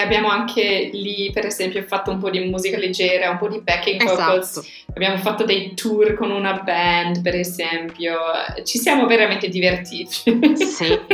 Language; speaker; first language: Italian; non-native, fluent; German